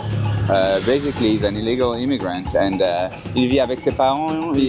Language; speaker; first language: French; non-native, learner; English